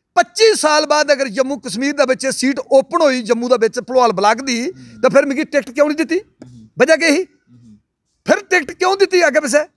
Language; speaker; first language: Punjabi; non-native, local second language; Dogri